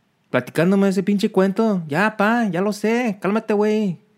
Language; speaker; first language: Spanish; early bilingual, heritage; Spanish